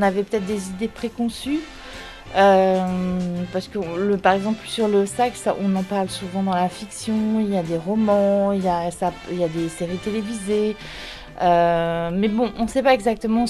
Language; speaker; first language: French; native; French